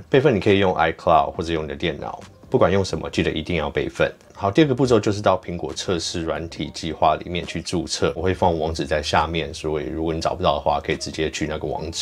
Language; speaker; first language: Chinese; native; Chinese